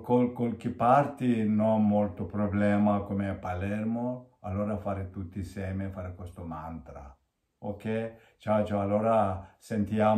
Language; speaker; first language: Italian; non-native, learner; Tibetan